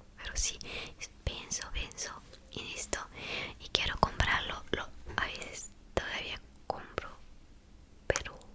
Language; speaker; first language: Spanish; non-native, fluent; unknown